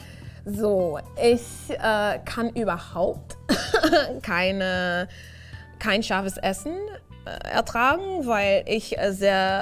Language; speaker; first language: German; non-native, fluent; English